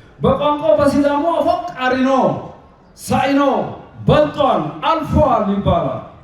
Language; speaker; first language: Amharic; non-native, local second language; Sidamo